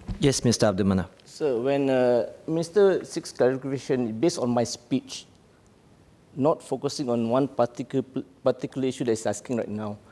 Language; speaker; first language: English; non-native, local second language; Malay